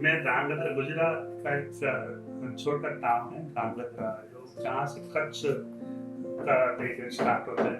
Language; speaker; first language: Hindi; non-native, local second language; Gujarati